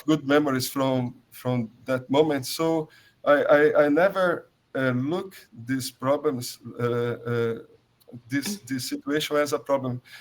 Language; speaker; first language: English; non-native, learner; Portuguese